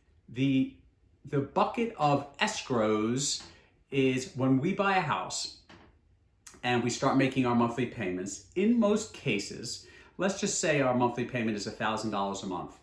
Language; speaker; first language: English; native; English